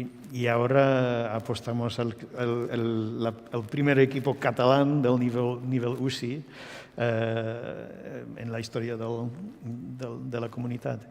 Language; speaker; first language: Spanish; non-native, fluent; English